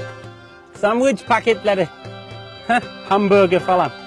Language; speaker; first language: Turkish; non-native, fluent; English